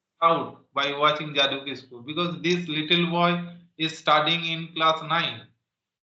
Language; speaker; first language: English; non-native, local second language; Santali